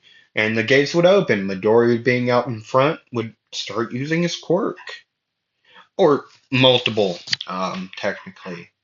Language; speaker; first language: English; native; English